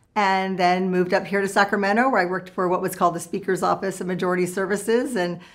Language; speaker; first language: English; native; English